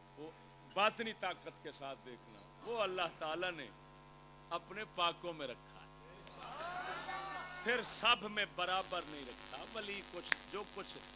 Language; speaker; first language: Urdu; non-native, local second language; Punjabi